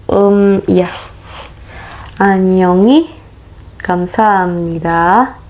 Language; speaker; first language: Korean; non-native, learner; Indonesian